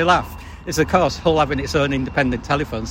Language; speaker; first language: English; native; English